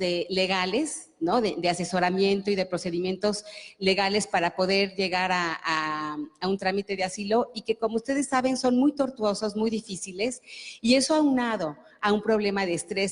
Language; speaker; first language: Spanish; native; Spanish